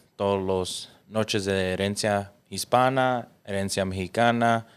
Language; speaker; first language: Spanish; early bilingual, other home language; English